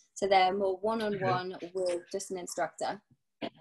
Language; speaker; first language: English; native; English